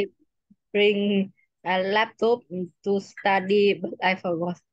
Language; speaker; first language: English; non-native, learner; Vietnamese